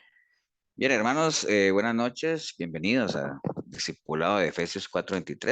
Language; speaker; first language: Spanish; native; Spanish